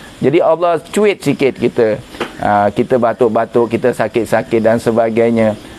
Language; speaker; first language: Malay; native; Malay